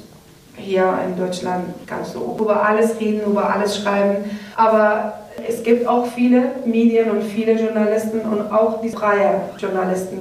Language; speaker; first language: German; non-native, learner; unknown